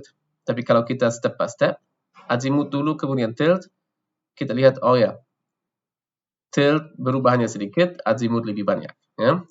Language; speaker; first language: Indonesian; non-native, fluent; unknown